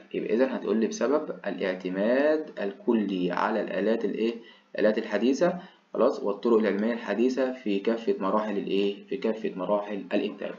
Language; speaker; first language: Arabic; native; Arabic